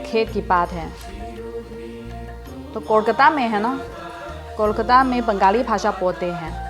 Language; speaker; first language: Hindi; non-native, fluent; Chinese